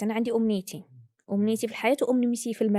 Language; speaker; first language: Arabic; native; Arabic